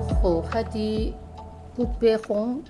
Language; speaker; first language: French; non-native, learner; Korean